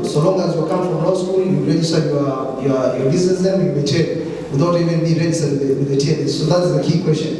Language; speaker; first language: English; non-native, local second language; Swahili